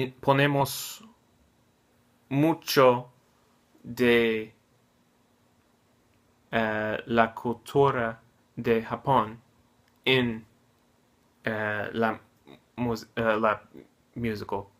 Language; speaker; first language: Spanish; non-native, learner; English